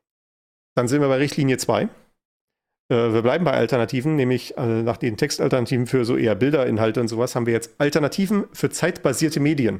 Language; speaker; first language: German; native; German